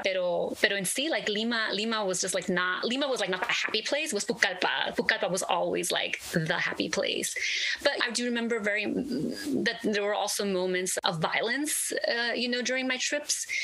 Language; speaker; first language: English; early bilingual, other home language; Spanish